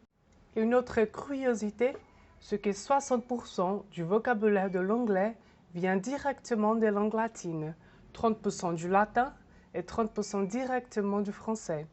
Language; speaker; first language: French; non-native, fluent; Portuguese